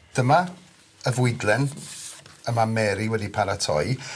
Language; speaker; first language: Welsh; native; Welsh